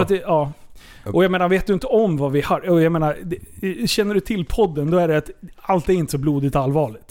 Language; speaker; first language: Swedish; native; Swedish